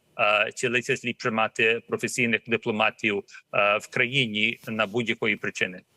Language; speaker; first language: Ukrainian; early bilingual, heritage; Ukrainian